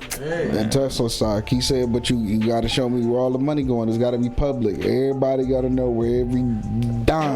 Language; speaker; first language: English; native; English